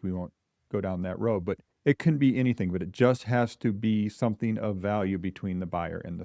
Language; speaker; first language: English; native; English